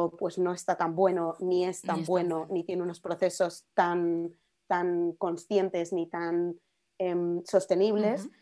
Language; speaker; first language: Spanish; native; Spanish